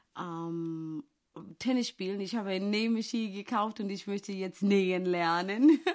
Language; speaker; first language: German; non-native, fluent; English